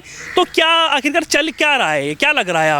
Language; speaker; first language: Hindi; native; Hindi